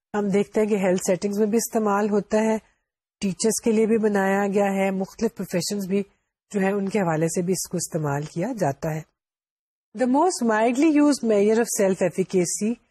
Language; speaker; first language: Urdu; native; Urdu